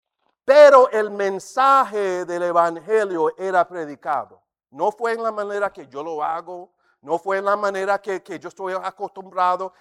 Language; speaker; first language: Spanish; non-native, fluent; English